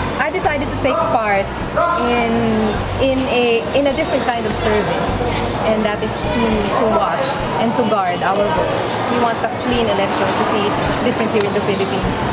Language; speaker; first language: English; non-native, local second language; Filipino